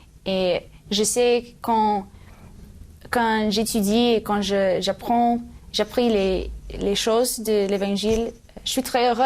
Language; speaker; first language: French; non-native, learner; English